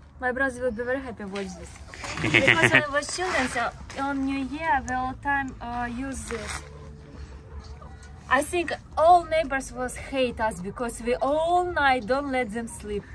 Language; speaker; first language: English; non-native, learner; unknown